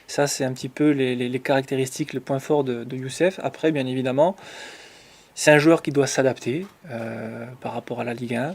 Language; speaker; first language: French; native; French